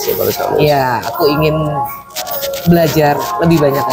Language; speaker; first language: Indonesian; non-native, local second language; Javanese